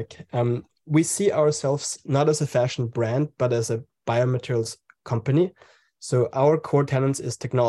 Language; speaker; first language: English; non-native, fluent; German